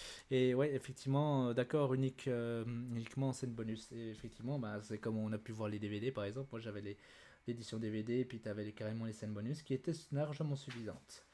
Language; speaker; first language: French; native; French